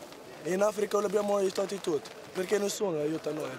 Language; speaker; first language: Italian; non-native, learner; Arabic